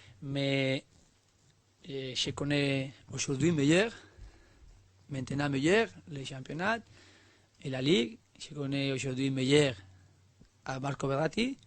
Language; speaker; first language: French; non-native, learner; Spanish